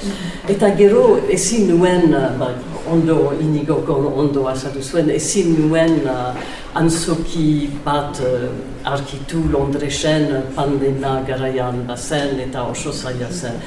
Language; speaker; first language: Basque; non-native, learner; English